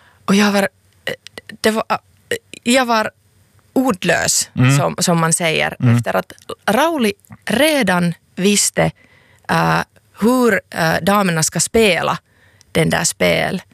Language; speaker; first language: Swedish; non-native, local second language; Finnish